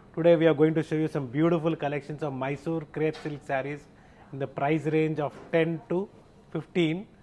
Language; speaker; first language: English; non-native, local second language; Kannada